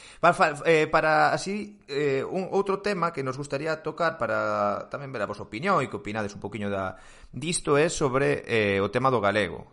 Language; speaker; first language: Galician; non-native, local second language; Spanish